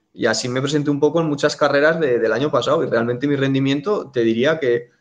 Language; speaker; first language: Spanish; native; Spanish